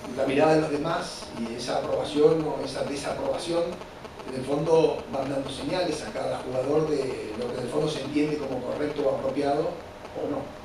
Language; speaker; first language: Spanish; native; Spanish